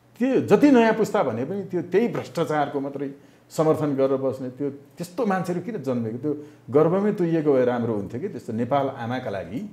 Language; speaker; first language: Nepali; native; Nepali